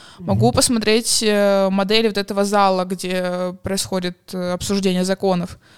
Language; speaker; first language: Russian; native; Russian